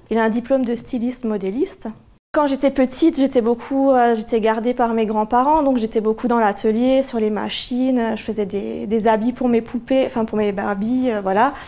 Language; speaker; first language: French; native; French